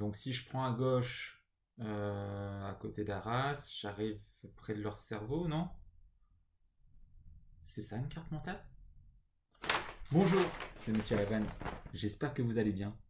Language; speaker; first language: French; native; French